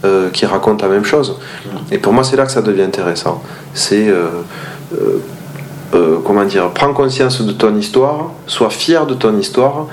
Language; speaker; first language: French; native; French